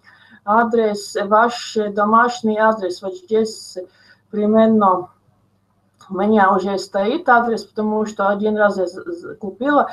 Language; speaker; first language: Russian; non-native, local second language; Latvian